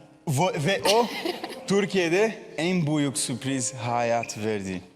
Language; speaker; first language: Turkish; non-native, learner; Portuguese